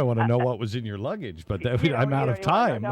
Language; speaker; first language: English; native; English